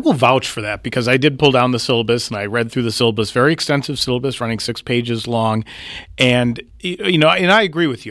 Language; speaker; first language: English; native; English